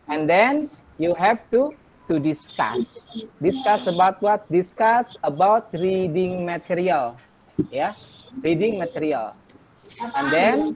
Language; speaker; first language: English; non-native, learner; Indonesian